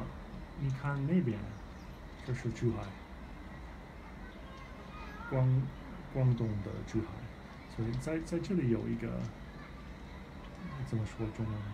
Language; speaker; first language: Chinese; non-native, learner; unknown